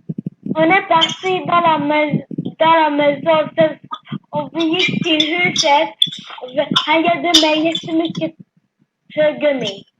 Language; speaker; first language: Swedish; early bilingual, other home language; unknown